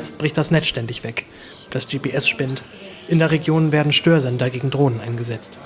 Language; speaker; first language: German; native; German